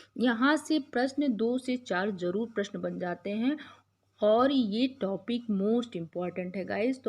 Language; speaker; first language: Hindi; native; Hindi